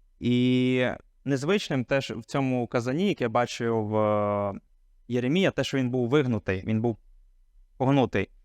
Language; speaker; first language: Ukrainian; non-native, local second language; Hungarian